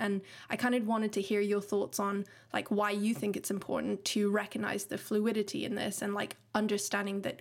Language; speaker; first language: English; non-native, local second language; Cantonese